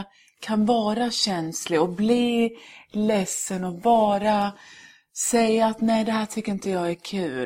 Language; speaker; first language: Swedish; early bilingual, other home language; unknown